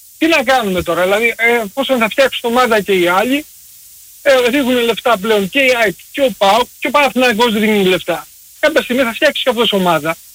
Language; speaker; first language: Greek; early bilingual, heritage; Greek